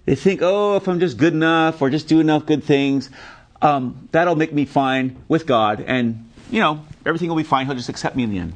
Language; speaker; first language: English; native; English